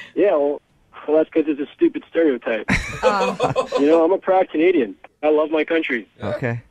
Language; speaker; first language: English; native; English